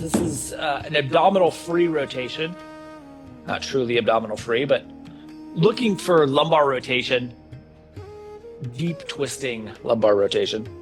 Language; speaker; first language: English; native; English